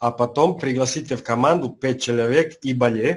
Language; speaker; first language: Russian; non-native, learner; Serbian